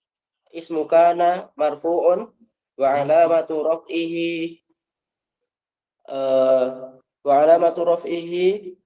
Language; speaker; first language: Arabic; non-native, learner; Indonesian